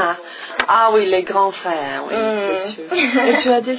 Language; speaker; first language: French; non-native, fluent; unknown